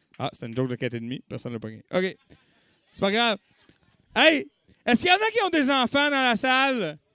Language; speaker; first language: French; native; French